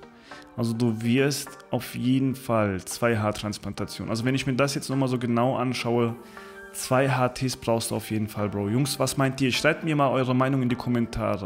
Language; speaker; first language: German; native; German